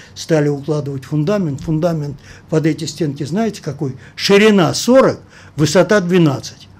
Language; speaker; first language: Russian; native; Russian